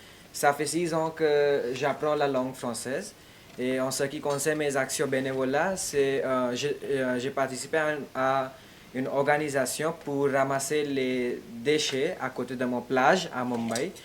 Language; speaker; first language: French; non-native, fluent; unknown